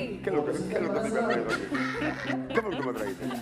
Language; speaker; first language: Spanish; native; Spanish